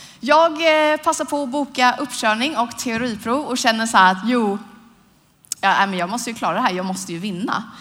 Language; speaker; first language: Swedish; native; Swedish